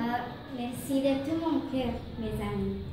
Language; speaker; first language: French; non-native, learner; Romanian